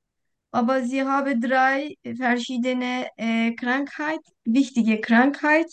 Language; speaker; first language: German; non-native, learner; Turkish